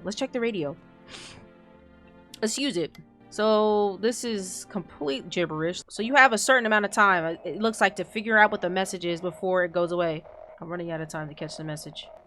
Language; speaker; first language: English; native; English